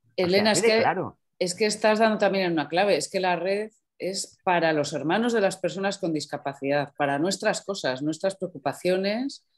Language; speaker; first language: Spanish; native; Spanish